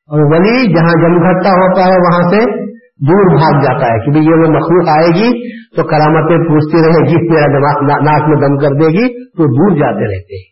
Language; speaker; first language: Urdu; native; Urdu